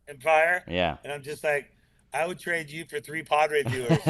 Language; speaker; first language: English; native; English